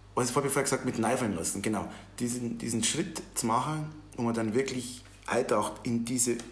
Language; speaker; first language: German; native; German